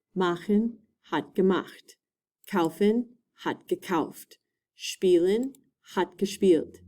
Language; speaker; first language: German; non-native, fluent; English